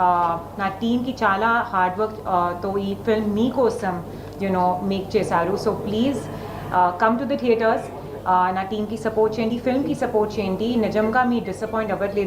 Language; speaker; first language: Telugu; non-native, learner; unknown